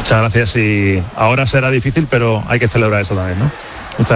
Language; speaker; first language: Spanish; native; Spanish